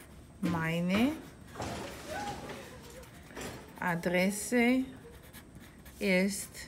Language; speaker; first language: German; non-native, learner; English